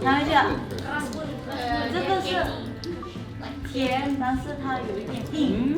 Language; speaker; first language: Chinese; non-native, fluent; Indonesian